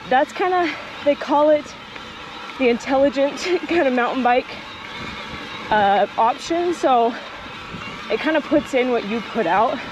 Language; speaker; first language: English; native; English